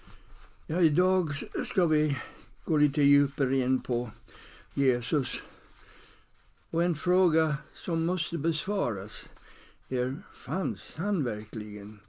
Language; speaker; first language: Swedish; non-native, fluent; English